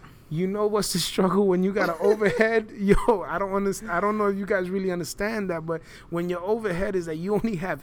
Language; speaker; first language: English; early bilingual, other home language; Spanish